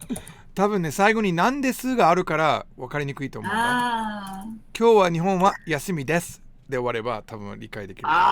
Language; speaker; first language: Japanese; non-native, fluent; English